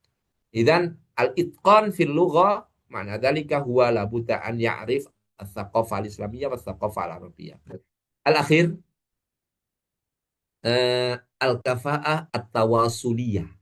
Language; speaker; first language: Arabic; non-native, fluent; Indonesian